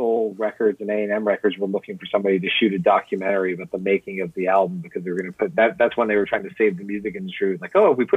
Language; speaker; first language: English; native; English